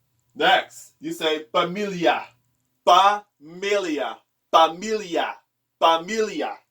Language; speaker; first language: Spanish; non-native, learner; English